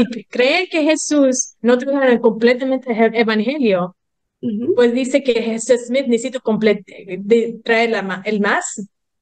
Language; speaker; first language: Spanish; early bilingual, heritage; English